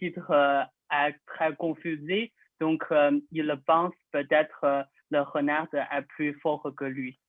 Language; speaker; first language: French; non-native, learner; Chinese